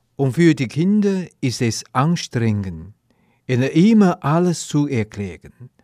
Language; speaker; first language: German; non-native, fluent; Chinese